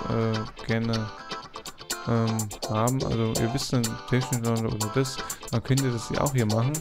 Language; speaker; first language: German; native; German